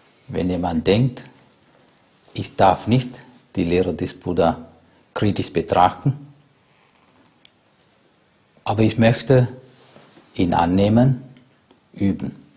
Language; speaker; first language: German; non-native, fluent; Sinhala